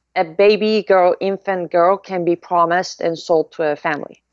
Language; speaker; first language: English; non-native, fluent; Persian